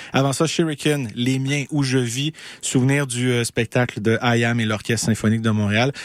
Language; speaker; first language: French; native; French